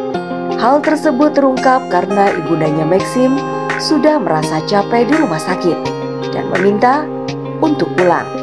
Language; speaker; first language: Indonesian; native; Indonesian